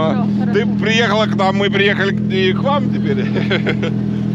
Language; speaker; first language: Russian; non-native, fluent; Lithuanian